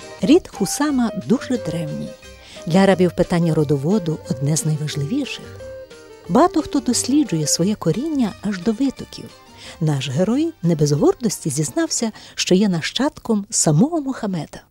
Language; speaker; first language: Ukrainian; native; Ukrainian